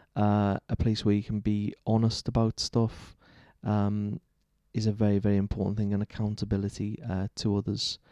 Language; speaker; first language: English; native; English